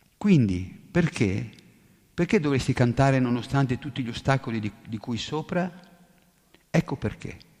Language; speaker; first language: Italian; native; Italian